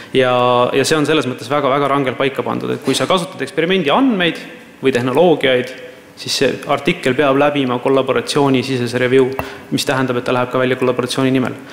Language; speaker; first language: Estonian; native; Estonian